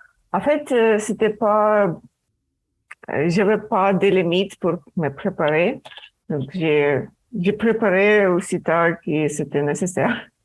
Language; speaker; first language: French; non-native, learner; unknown